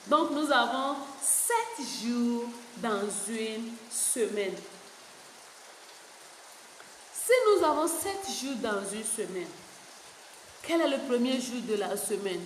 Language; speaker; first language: French; non-native, fluent; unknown